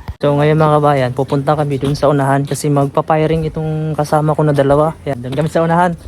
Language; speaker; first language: Filipino; native; Filipino